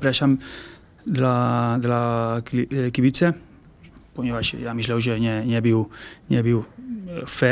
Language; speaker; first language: Polish; non-native, learner; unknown